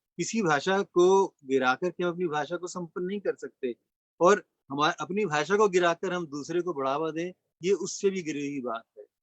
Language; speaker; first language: Hindi; non-native, local second language; Punjabi